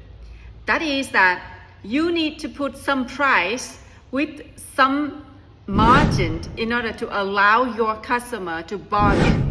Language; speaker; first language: English; non-native, fluent; Vietnamese